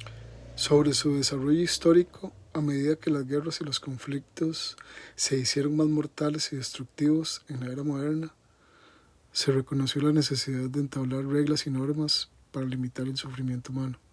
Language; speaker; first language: Spanish; native; Spanish